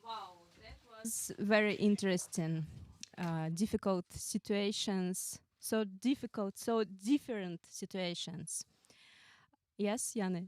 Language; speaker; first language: English; non-native, fluent; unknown